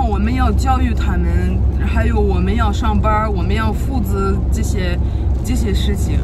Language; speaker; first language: Chinese; non-native, fluent; French